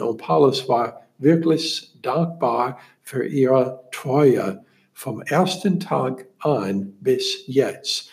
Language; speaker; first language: German; non-native, learner; English